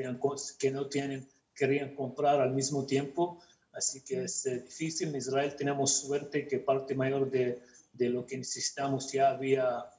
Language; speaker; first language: Spanish; non-native, fluent; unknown